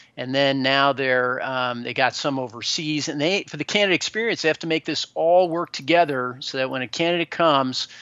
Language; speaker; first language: English; native; English